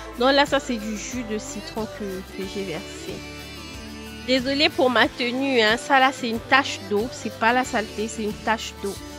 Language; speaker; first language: French; non-native, local second language; Lingala